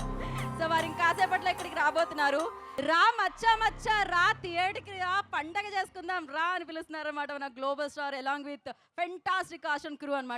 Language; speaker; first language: Telugu; native; Telugu